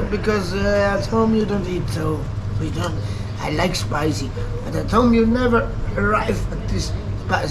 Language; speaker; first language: English; non-native, learner; Italian